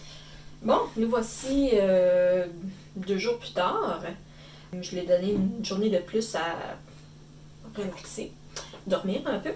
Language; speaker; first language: French; native; French